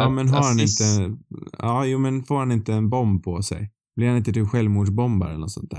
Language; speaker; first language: Swedish; native; Swedish